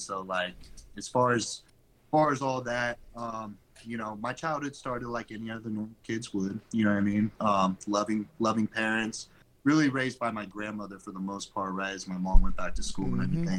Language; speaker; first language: English; native; English